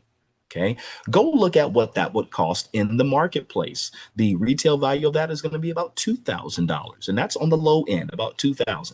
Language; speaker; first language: English; native; English